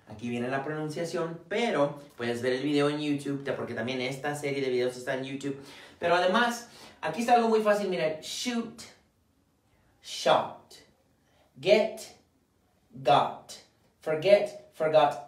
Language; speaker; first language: Spanish; native; Spanish